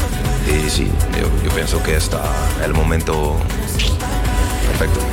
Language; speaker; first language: Spanish; non-native, learner; French